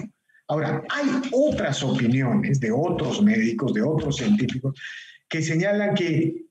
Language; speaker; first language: Spanish; native; Spanish